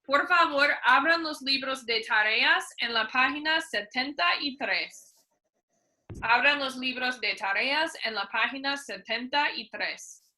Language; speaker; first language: Spanish; non-native, fluent; English